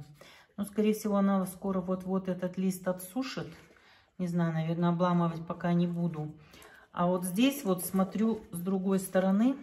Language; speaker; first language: Russian; native; Russian